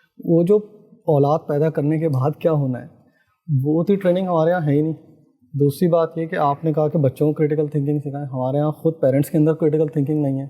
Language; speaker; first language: Urdu; native; Urdu